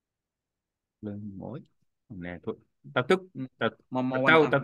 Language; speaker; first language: Korean; native; Korean